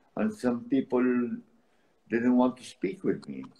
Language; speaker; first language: English; non-native, fluent; Arabic